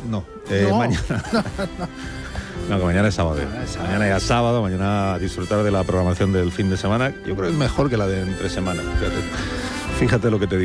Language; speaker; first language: Spanish; native; Spanish